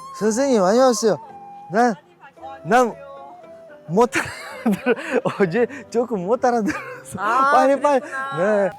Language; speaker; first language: Korean; non-native, learner; Russian